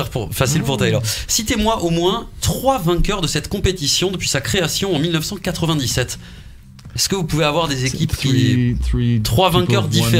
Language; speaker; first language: French; native; French